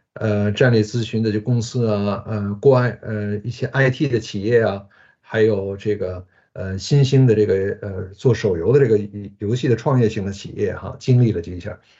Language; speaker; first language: Chinese; early bilingual, other home language; Japanese